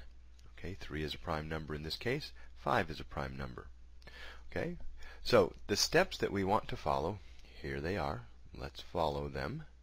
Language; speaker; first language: English; native; English